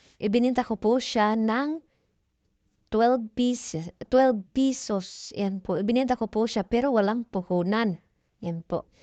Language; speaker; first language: Filipino; non-native, local second language; Cebuano